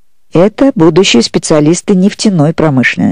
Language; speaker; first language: Russian; native; Russian